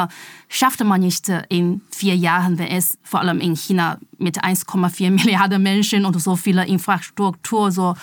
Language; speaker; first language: German; non-native, fluent; Chinese